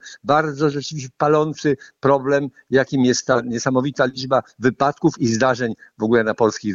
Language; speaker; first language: Polish; native; Polish